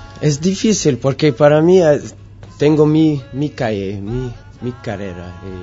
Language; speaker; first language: Spanish; non-native, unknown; English